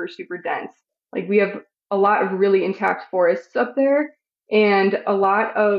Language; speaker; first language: English; native; English